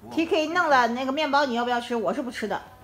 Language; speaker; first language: Chinese; native; Chinese